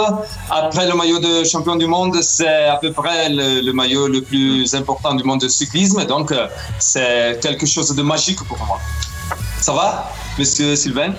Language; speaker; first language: French; non-native, fluent; Italian